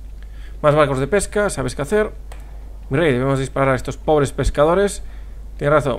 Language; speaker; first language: Spanish; native; Spanish